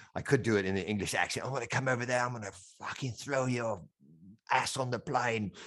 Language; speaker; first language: English; native; English